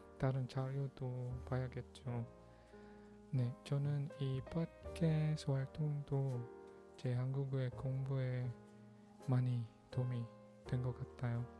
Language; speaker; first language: Korean; non-native, learner; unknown